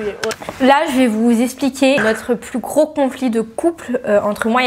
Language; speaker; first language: French; native; French